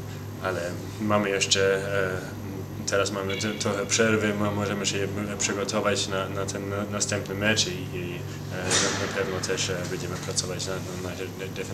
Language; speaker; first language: Polish; early bilingual, heritage; Polish